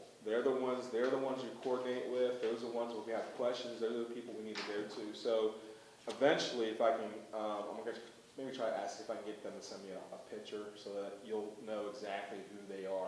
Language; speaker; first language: English; native; English